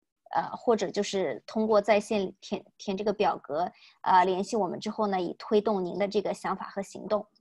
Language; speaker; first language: Chinese; native; Chinese